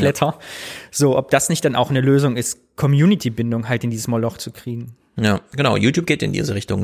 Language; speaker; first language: German; native; German